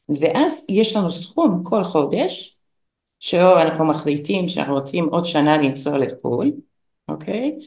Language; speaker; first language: Hebrew; non-native, fluent; English